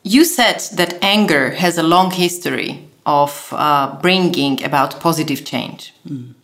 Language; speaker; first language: English; non-native, fluent; Slovak